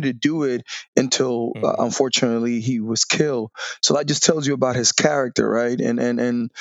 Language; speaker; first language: English; non-native, fluent; Spanish